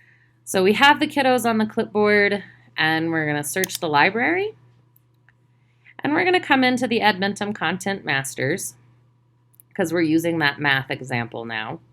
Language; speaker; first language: English; native; English